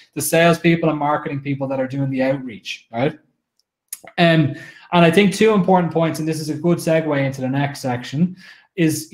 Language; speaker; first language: English; native; English